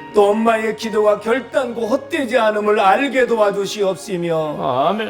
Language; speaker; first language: Korean; native; Korean